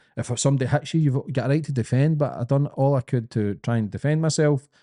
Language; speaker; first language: English; native; English